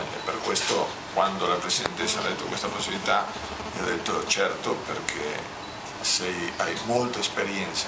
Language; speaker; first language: Italian; non-native, fluent; Spanish